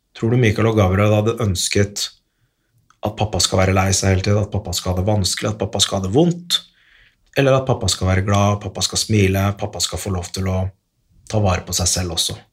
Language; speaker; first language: Norwegian; early bilingual, other home language; Arabic